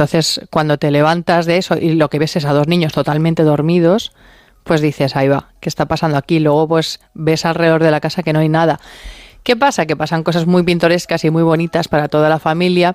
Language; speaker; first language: Spanish; native; Spanish